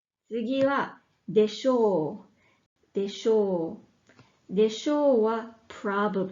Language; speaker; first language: Japanese; non-native, fluent; English